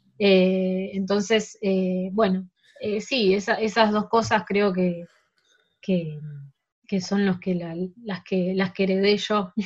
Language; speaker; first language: Spanish; early bilingual, heritage; Spanish